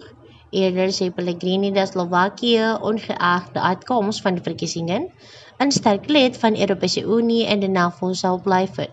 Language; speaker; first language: Dutch; non-native, fluent; Indonesian